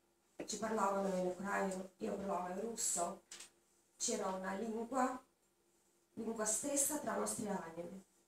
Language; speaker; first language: Italian; non-native, learner; Russian